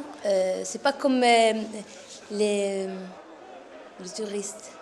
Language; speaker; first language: French; non-native, learner; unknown